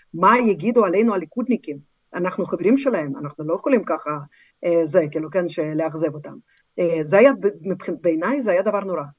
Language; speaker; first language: Hebrew; non-native, fluent; Russian